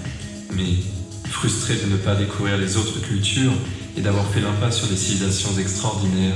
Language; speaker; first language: French; native; French